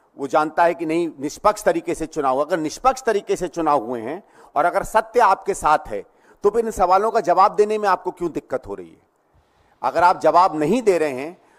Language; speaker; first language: Hindi; native; Hindi